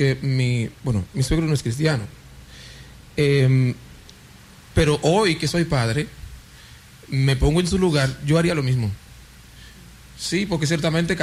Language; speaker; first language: Spanish; non-native, fluent; Haitian Creole